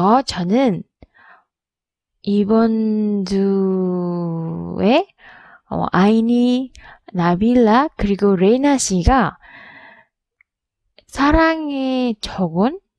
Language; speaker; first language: Korean; non-native, learner; Indonesian